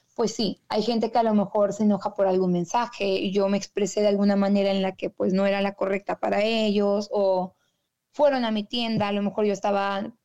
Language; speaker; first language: Spanish; native; Spanish